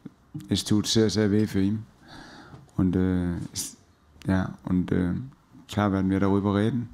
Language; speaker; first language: German; non-native, fluent; Danish